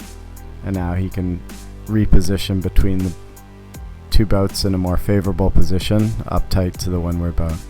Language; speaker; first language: English; native; English